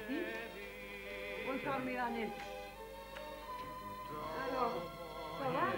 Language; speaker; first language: French; non-native, learner; Serbian